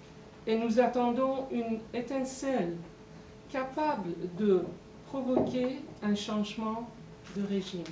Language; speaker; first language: French; non-native, fluent; Persian